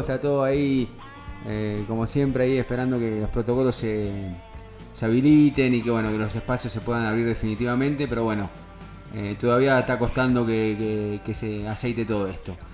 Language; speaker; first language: Spanish; native; Spanish